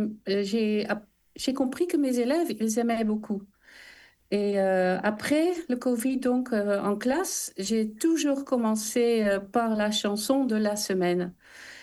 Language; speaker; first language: French; non-native, fluent; Dutch